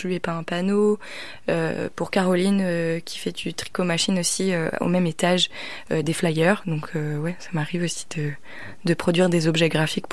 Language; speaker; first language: French; native; French